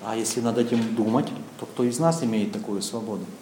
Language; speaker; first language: Czech; non-native, learner; Russian